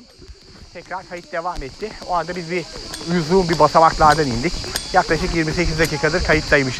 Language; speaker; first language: Turkish; native; Turkish